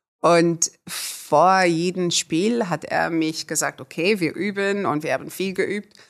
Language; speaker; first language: German; non-native, fluent; Afrikaans